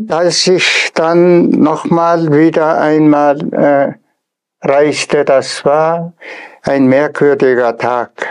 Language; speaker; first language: German; non-native, fluent; Tuvinian